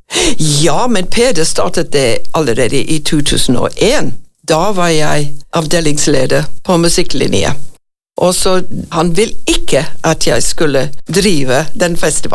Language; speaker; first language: Norwegian; non-native, fluent; English